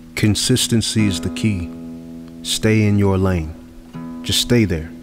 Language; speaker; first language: English; native; English